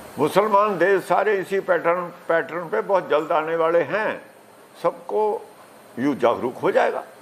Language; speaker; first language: Hindi; non-native, local second language; Punjabi